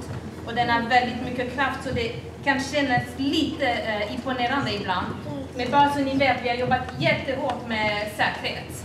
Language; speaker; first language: Swedish; non-native, fluent; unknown